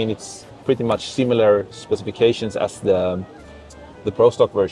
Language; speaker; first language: English; non-native, fluent; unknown